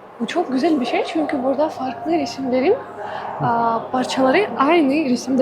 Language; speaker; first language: Turkish; non-native, fluent; Russian